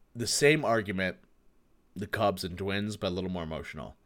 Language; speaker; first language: English; native; English